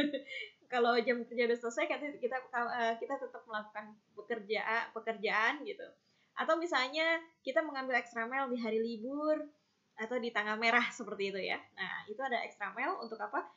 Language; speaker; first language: Indonesian; native; Indonesian